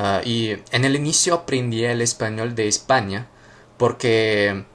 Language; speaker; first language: Spanish; non-native, fluent; Russian